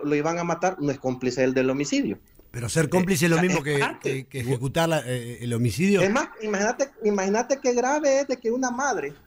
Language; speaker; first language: Spanish; native; Spanish